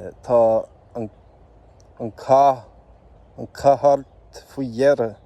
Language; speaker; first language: Irish; non-native, local second language; English